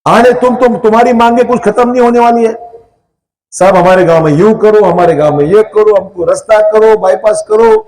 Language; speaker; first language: Hindi; non-native, local second language; Marathi